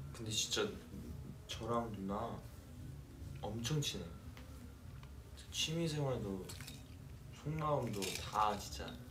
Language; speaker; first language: Korean; early bilingual, heritage; Korean